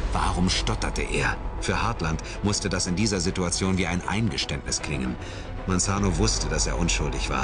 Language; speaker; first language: German; native; German